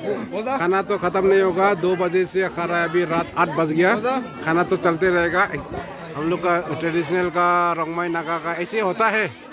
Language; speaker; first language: Hindi; non-native, local second language; Rongmei Naga